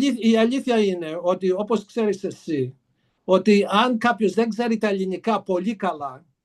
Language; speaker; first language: Greek; early bilingual, heritage; Greek